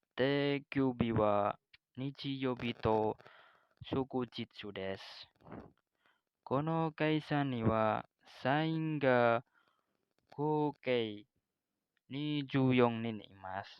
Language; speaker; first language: Japanese; non-native, learner; Indonesian